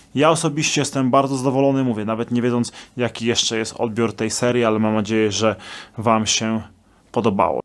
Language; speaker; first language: Polish; native; Polish